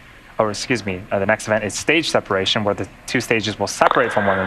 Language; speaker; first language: English; native; English